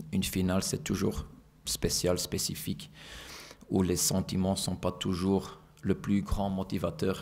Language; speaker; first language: French; non-native, fluent; Dutch